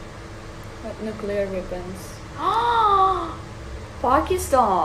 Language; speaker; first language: English; non-native, fluent; Urdu